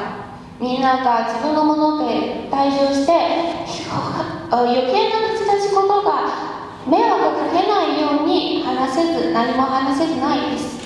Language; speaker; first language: Japanese; non-native, learner; Chinese